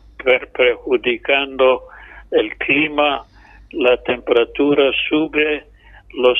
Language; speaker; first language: Spanish; non-native, fluent; English